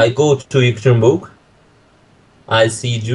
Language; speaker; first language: English; non-native, learner; Russian